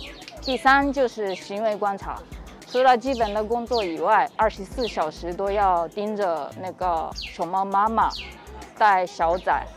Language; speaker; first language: Chinese; non-native, fluent; Japanese